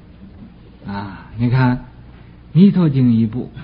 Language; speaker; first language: Chinese; native; Chinese